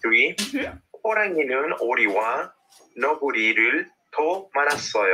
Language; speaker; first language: Korean; non-native, learner; English